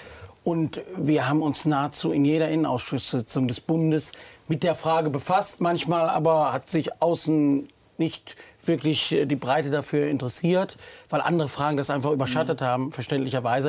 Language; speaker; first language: German; native; German